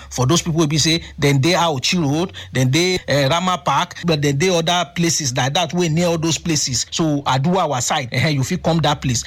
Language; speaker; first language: Nigerian Pidgin; native; Nigerian Pidgin